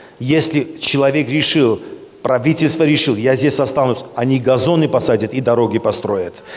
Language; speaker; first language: Russian; non-native, local second language; Armenian